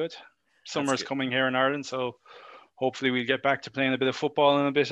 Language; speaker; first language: English; native; English